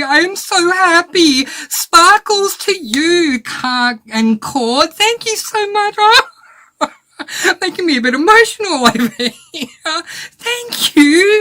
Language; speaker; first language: English; native; English